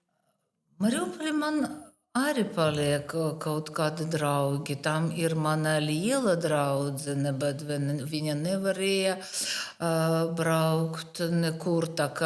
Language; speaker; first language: Latvian; non-native, learner; Russian